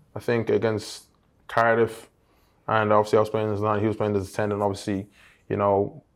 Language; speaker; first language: English; native; English